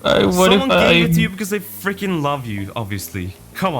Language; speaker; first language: English; non-native, fluent; Norwegian